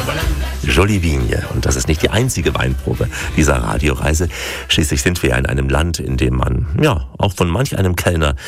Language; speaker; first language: German; native; German